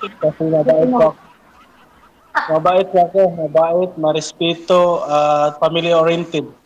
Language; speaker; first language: Filipino; non-native, local second language; Cebuano